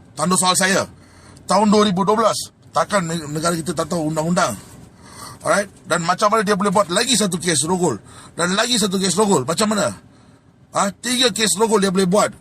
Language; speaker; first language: Malay; non-native, local second language; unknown